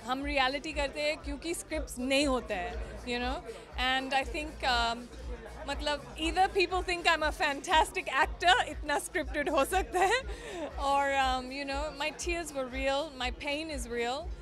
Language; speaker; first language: English; native; English